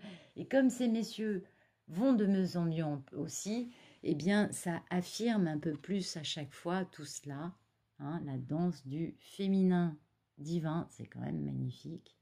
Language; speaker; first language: French; native; French